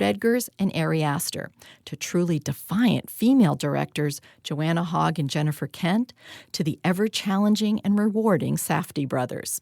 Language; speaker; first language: English; native; English